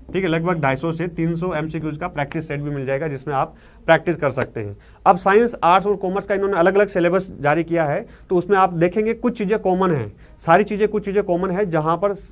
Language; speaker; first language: Hindi; native; Hindi